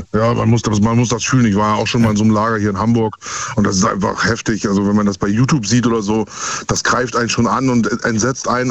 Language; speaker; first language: German; native; German